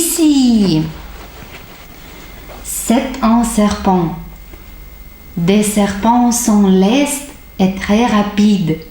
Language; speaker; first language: French; non-native, fluent; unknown